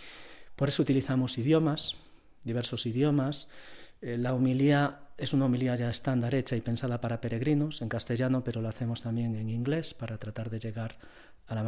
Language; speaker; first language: Spanish; native; Spanish